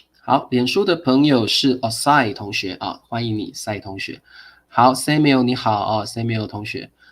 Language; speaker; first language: Chinese; native; Chinese